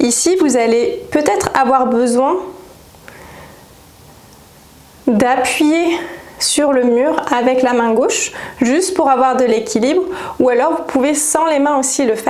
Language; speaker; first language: French; native; French